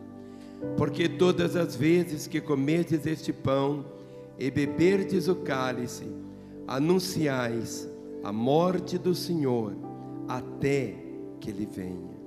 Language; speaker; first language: Portuguese; native; Portuguese